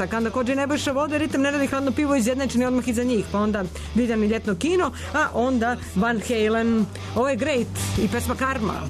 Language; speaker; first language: Serbian; native; Serbian